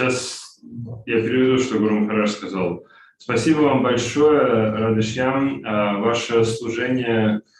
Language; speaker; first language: Russian; native; Russian